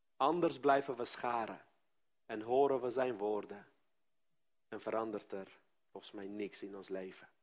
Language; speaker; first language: Dutch; non-native, fluent; Armenian